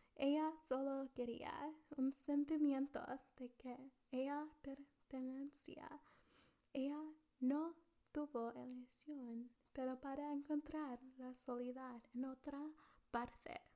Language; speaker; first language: Spanish; early bilingual, other home language; English